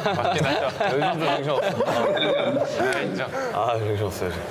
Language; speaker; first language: Korean; native; Korean